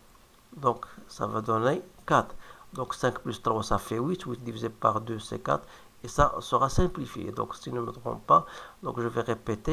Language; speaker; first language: French; non-native, local second language; Arabic